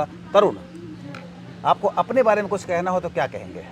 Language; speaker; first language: Hindi; native; Hindi